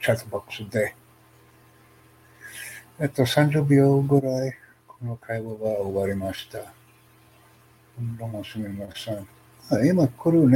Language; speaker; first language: Japanese; non-native, learner; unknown